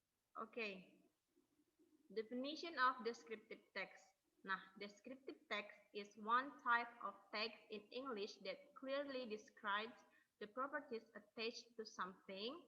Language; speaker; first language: English; non-native, learner; Indonesian